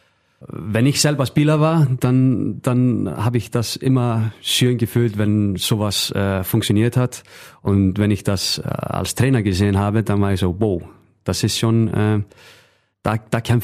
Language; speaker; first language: German; non-native, fluent; Icelandic